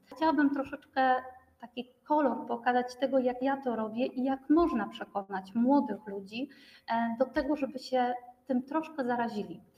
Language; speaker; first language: Polish; native; Polish